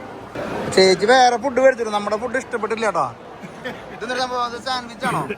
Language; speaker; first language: Malayalam; native; Malayalam